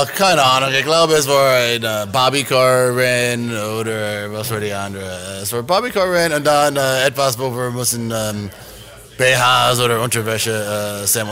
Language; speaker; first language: German; non-native, learner; English